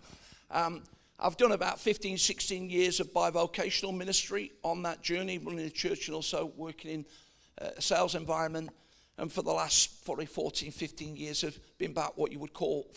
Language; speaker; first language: English; native; English